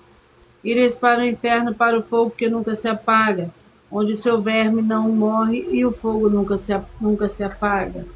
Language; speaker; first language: Portuguese; native; Portuguese